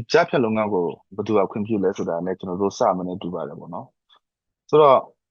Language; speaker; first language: Burmese; non-native, local second language; S'gaw Karen